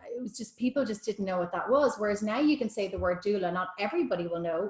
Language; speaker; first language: English; native; English